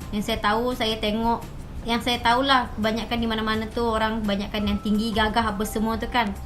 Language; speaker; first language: Malay; native; Malay